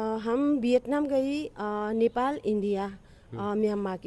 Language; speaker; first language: Hindi; non-native, learner; Nepali